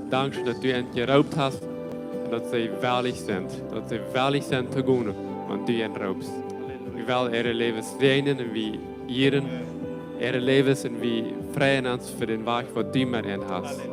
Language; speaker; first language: German; non-native, local second language; Low German